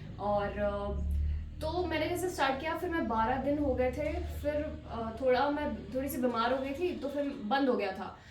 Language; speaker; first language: Hindi; native; Hindi